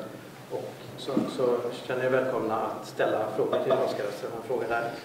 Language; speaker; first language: Swedish; native; Swedish